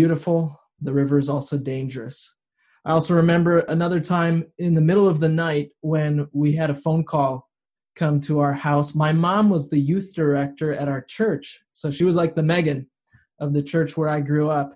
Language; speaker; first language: English; native; English